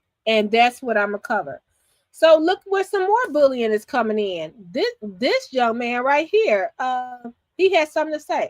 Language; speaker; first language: English; native; English